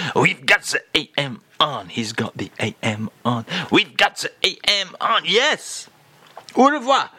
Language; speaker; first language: English; native; English